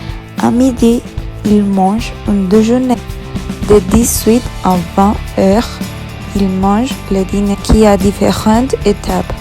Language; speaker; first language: French; non-native, learner; Spanish